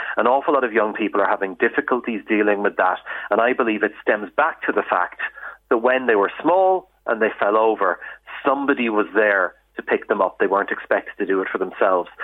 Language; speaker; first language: English; native; English